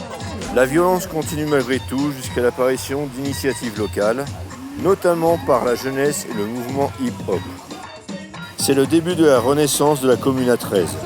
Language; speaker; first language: French; native; French